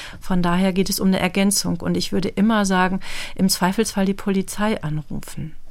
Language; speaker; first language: German; native; German